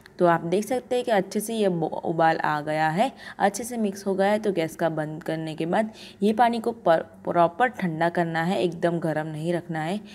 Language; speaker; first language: Hindi; non-native, local second language; Gujarati